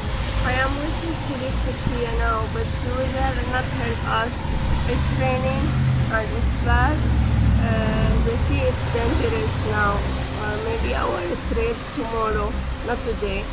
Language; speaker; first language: English; non-native, learner; Arabic